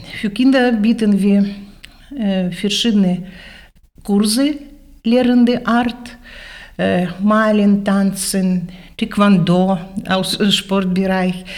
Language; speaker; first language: German; non-native, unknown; Russian